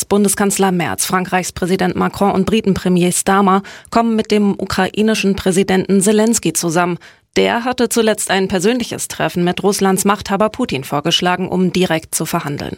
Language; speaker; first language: German; native; German